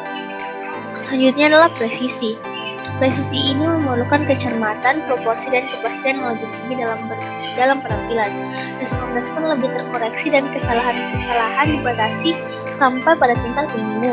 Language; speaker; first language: Indonesian; native; Indonesian